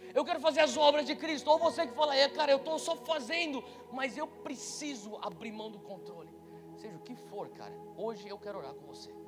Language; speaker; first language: Portuguese; native; Portuguese